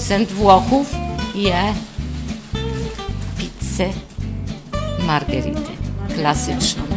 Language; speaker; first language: Polish; non-native, fluent; Italian